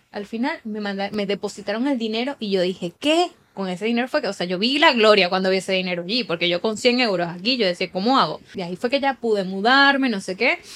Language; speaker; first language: Spanish; native; Spanish